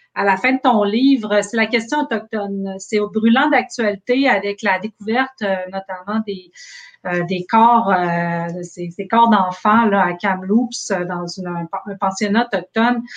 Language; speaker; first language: French; native; French